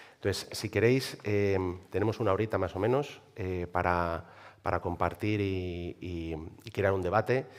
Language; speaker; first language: Spanish; native; Spanish